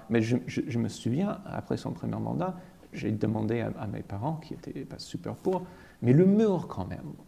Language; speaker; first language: French; non-native, fluent; English